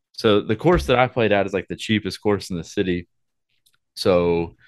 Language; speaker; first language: English; native; English